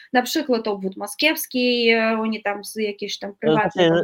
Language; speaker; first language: Polish; non-native, fluent; Russian